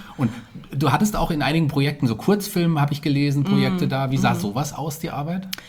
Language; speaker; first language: German; native; German